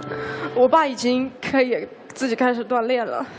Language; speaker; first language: Chinese; native; Chinese